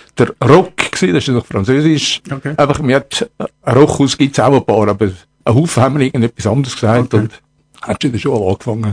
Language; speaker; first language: German; native; German